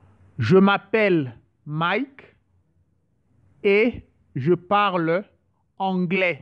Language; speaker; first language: French; non-native, fluent; English